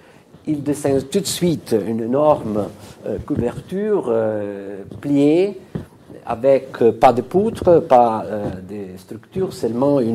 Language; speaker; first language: French; non-native, fluent; Italian